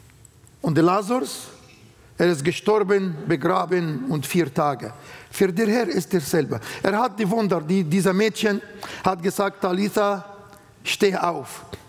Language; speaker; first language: German; non-native, fluent; Arabic